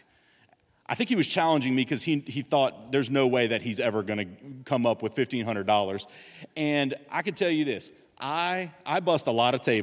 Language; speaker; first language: English; native; English